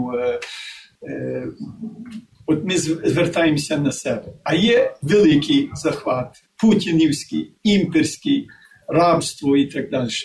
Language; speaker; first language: Ukrainian; early bilingual, heritage; Ukrainian